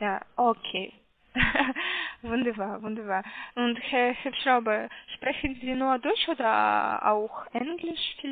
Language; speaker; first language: German; non-native, learner; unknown